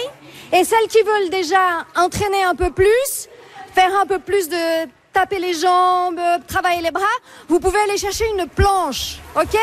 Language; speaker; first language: French; native; French